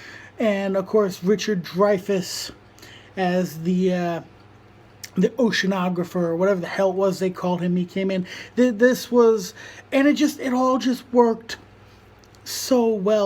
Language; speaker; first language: English; native; English